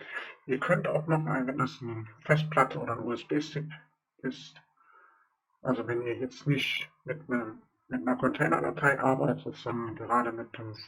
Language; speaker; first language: German; native; German